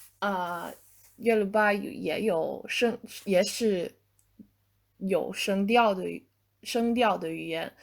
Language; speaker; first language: Chinese; non-native, fluent; English